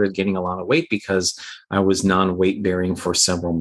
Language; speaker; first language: English; native; English